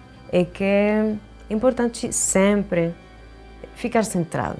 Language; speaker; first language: Portuguese; non-native, fluent; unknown